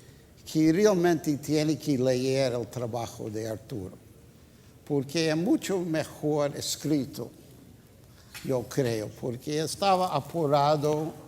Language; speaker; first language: Spanish; non-native, fluent; English